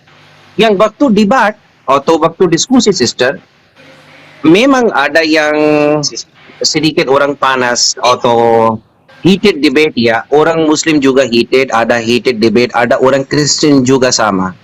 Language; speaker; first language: Indonesian; non-native, learner; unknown